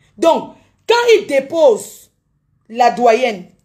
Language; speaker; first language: French; native; French